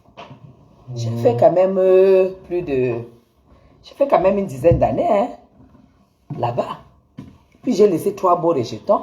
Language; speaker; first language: French; native; French